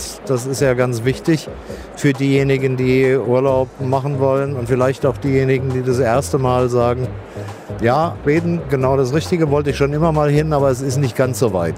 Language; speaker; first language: German; native; German